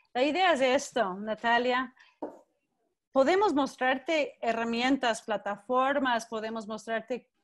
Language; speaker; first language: Spanish; non-native, fluent; English